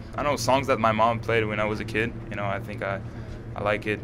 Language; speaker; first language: English; non-native, fluent; French